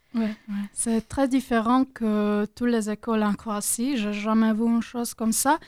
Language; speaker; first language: French; non-native, learner; Croatian